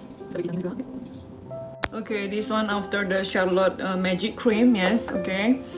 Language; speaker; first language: English; non-native, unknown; Indonesian